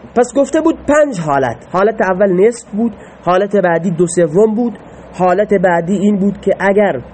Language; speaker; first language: Persian; non-native, local second language; Baluchi